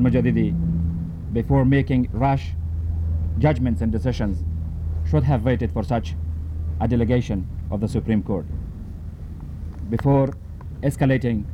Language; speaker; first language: English; non-native, fluent; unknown